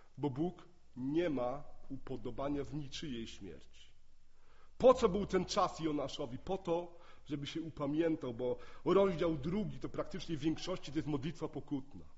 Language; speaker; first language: Polish; native; Polish